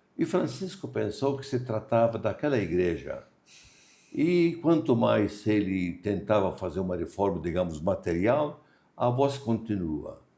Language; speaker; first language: Portuguese; non-native, fluent; Maltese